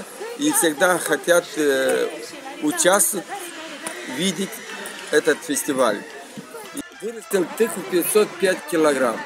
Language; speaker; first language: Russian; non-native, local second language; Romanian